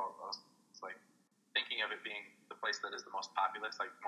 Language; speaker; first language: English; native; English